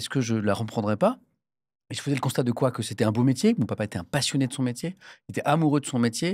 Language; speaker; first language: French; native; French